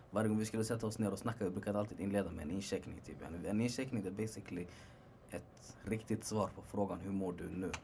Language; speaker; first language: Swedish; early bilingual, other home language; Arabic